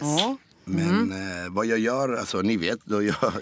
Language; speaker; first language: Swedish; non-native, fluent; Italian